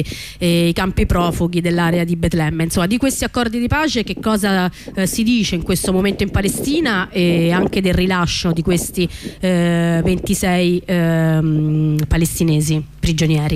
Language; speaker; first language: Italian; native; Italian